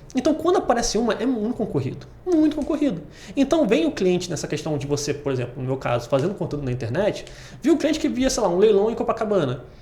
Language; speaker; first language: Portuguese; native; Portuguese